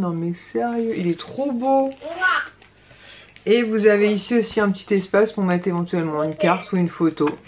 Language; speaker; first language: French; native; French